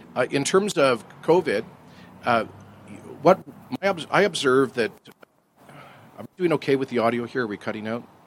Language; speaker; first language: English; native; English